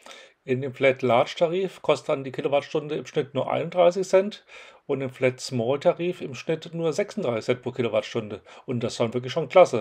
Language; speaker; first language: German; native; German